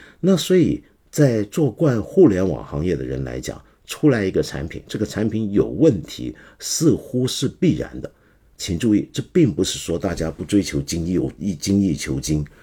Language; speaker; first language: Chinese; non-native, local second language; Cantonese